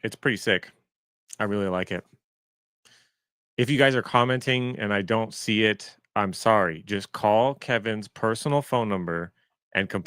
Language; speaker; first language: English; native; English